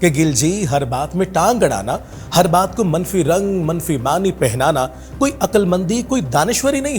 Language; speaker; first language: Urdu; native; Urdu